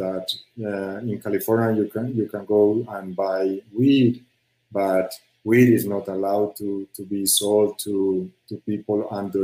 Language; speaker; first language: English; non-native, fluent; Spanish